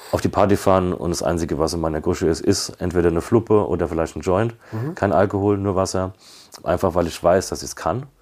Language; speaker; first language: German; native; German